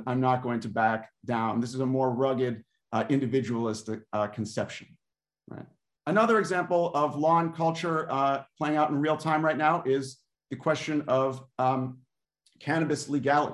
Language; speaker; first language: English; native; English